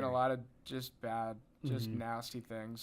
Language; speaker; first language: English; native; English